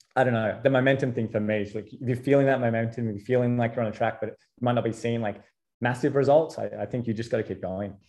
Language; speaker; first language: English; native; English